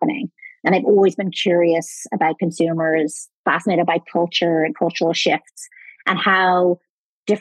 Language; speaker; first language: English; native; English